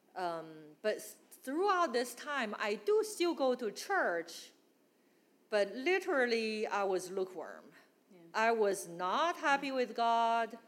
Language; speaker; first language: English; non-native, fluent; Chinese